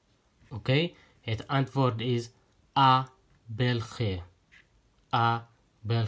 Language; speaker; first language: Dutch; non-native, fluent; Tigrinya